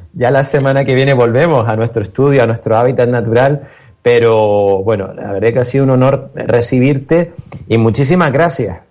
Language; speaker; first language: Spanish; native; Spanish